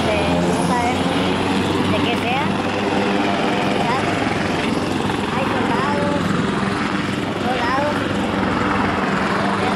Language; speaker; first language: Spanish; native; Spanish